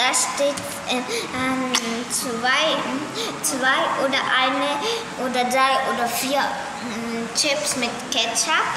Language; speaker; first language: German; early bilingual, other home language; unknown